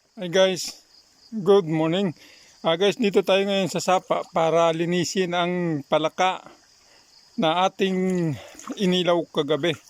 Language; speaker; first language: Filipino; native; Filipino